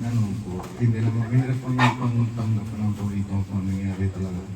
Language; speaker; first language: Filipino; non-native, learner; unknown